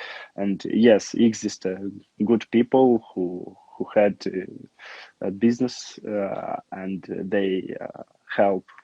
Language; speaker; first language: English; non-native, learner; Romanian